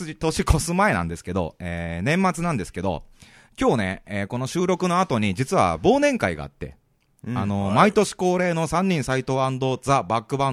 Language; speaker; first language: Japanese; native; Japanese